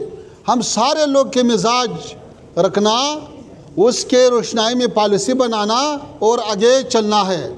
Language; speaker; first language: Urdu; non-native, learner; Pashto